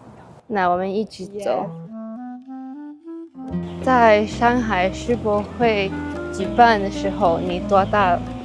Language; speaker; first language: Chinese; non-native, learner; English